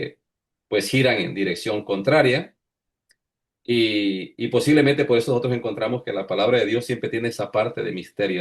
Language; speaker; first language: Spanish; native; Spanish